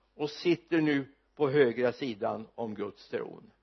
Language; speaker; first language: Swedish; native; Swedish